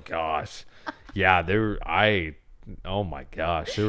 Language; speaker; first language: English; native; English